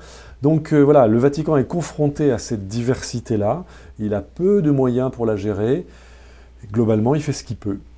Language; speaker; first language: French; native; French